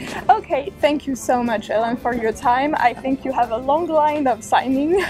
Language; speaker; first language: English; non-native, fluent; French